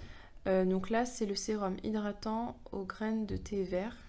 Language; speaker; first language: French; native; French